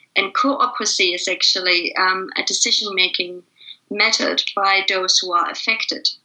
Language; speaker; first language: English; non-native, fluent; German